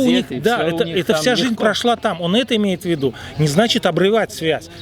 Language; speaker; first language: Russian; native; Russian